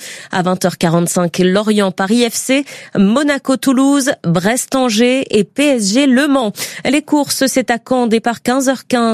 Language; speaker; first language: French; native; French